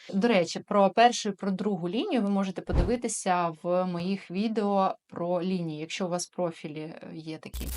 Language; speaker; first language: Ukrainian; non-native, local second language; Russian